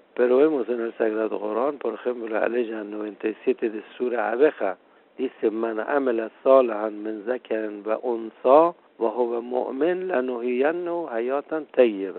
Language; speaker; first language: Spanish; non-native, fluent; Persian